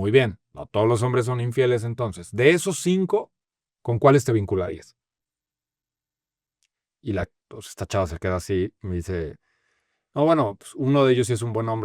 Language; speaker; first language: Spanish; native; Spanish